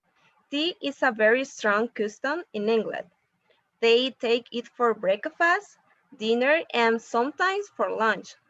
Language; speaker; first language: English; non-native, learner; Spanish